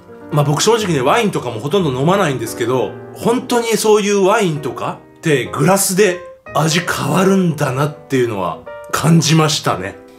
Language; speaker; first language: Japanese; native; Japanese